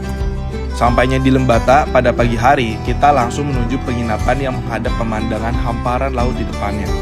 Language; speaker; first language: Indonesian; native; Indonesian